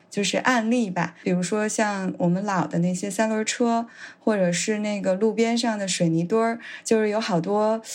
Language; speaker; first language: Chinese; native; Chinese